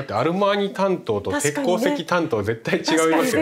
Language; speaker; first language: Japanese; native; Japanese